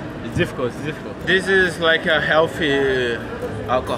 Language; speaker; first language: English; non-native, fluent; Portuguese